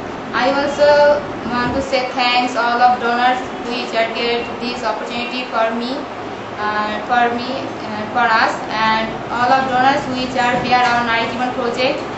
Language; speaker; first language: English; non-native, learner; Bangla